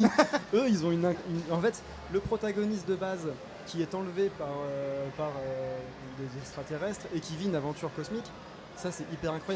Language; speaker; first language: French; native; French